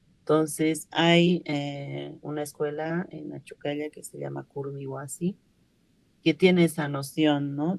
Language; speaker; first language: Spanish; non-native, local second language; Aymara